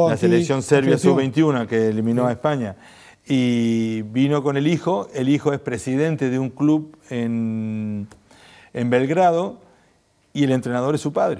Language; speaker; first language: Spanish; native; Spanish